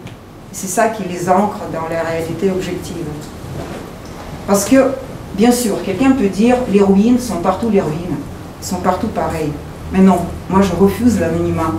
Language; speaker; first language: French; non-native, fluent; Ukrainian